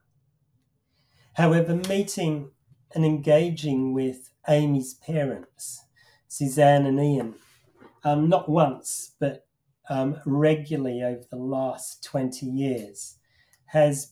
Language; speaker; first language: English; native; English